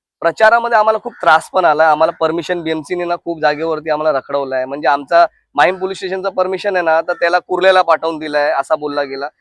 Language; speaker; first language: Marathi; non-native, local second language; Hindi